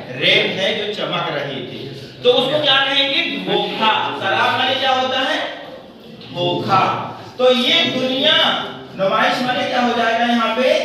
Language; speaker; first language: Urdu; native; Urdu